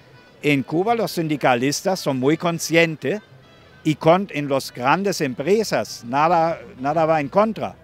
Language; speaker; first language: Spanish; non-native, fluent; German